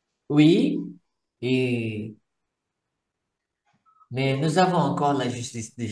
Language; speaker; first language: French; non-native, fluent; Portuguese